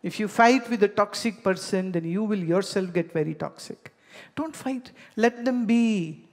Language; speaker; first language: English; non-native, local second language; Hindi